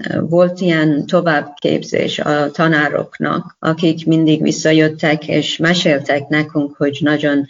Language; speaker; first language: Hungarian; non-native, learner; Persian